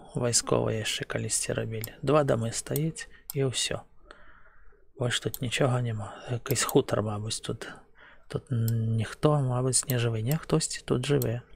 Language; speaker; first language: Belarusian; native; Belarusian